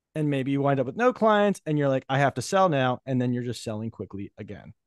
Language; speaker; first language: English; native; English